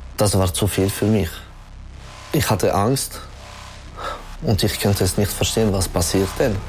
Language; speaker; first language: German; non-native, learner; French